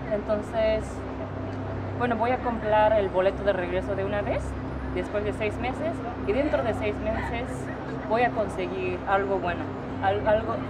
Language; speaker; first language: Spanish; non-native, fluent; Japanese